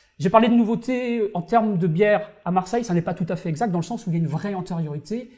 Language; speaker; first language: French; native; French